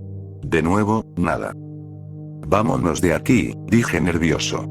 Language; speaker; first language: Spanish; native; Spanish